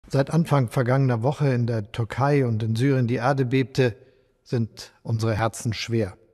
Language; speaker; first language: German; native; German